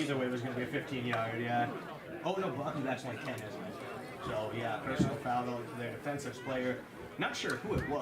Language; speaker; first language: English; native; English